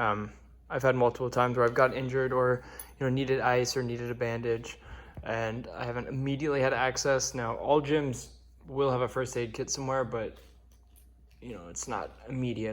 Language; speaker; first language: English; native; English